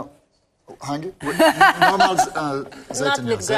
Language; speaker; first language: Turkish; non-native, learner; English